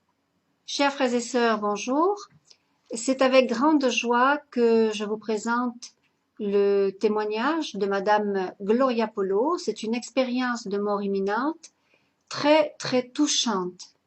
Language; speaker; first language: French; native; French